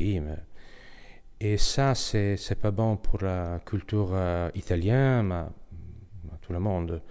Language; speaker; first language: French; non-native, fluent; Italian